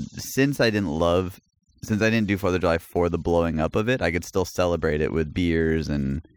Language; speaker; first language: English; native; English